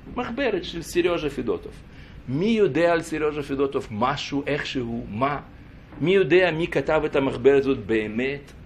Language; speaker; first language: Hebrew; non-native, fluent; Russian